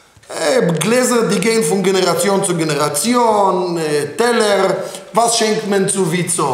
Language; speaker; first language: German; non-native, fluent; Hebrew